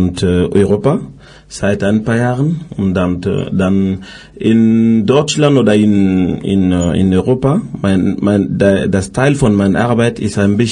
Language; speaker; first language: German; non-native, learner; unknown